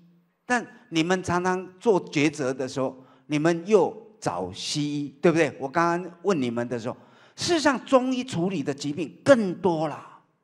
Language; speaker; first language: Chinese; native; Chinese